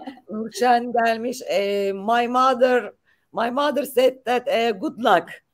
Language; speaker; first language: English; non-native, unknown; Turkish